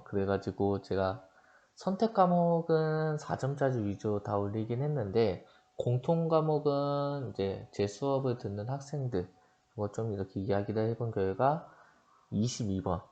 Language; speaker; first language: Korean; native; Korean